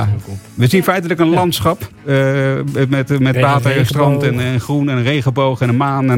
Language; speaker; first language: Dutch; native; Dutch